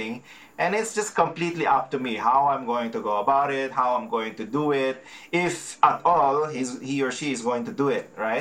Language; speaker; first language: English; non-native, local second language; Filipino